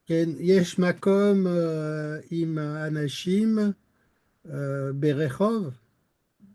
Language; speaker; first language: Hebrew; non-native, learner; French